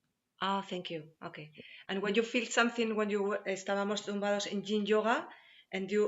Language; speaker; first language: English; non-native, learner; Spanish